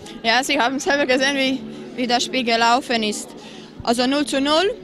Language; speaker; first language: German; non-native, fluent; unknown